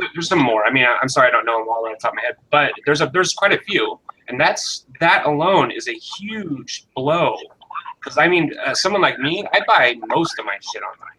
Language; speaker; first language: English; native; English